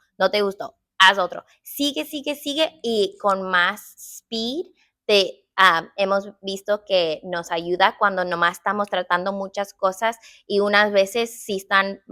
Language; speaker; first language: Spanish; early bilingual, heritage; English